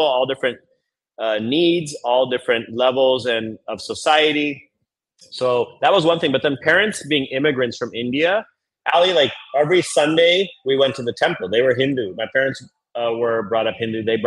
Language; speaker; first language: English; native; English